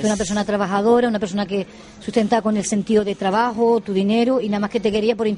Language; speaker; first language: Spanish; native; Spanish